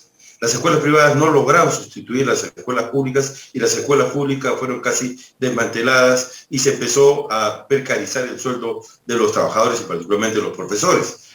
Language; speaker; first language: Spanish; native; Spanish